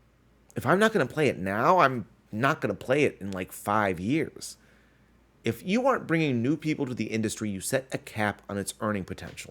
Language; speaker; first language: English; native; English